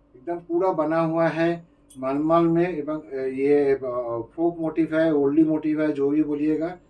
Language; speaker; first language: Hindi; non-native, local second language; Bangla